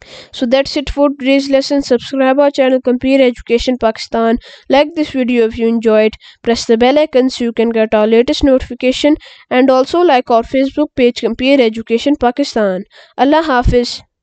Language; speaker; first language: English; non-native, local second language; Urdu